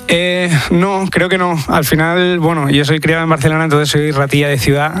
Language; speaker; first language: Spanish; early bilingual, other home language; English